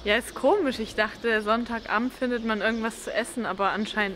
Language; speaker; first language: German; native; German